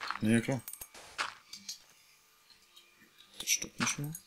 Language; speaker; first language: German; native; German